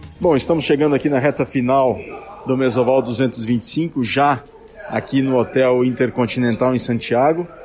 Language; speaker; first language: Portuguese; native; Portuguese